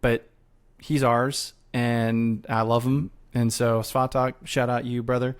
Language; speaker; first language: English; native; English